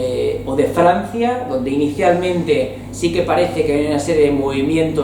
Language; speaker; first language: Spanish; native; Spanish